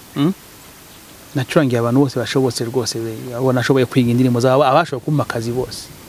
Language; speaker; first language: Kinyarwanda; early bilingual, heritage; Kinyarwanda